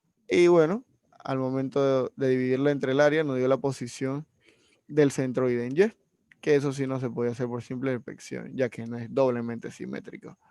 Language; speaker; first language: Spanish; native; Spanish